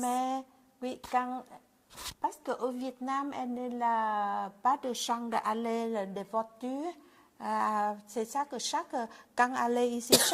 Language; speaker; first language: French; non-native, learner; Vietnamese